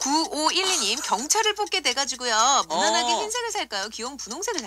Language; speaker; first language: Korean; native; Korean